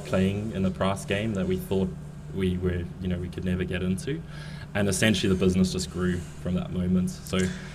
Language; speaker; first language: English; native; English